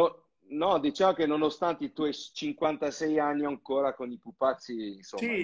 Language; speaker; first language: Italian; non-native, fluent; French